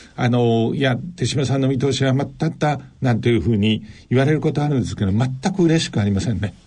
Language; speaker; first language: Japanese; native; Japanese